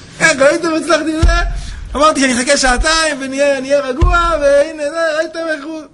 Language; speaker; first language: Hebrew; native; Hebrew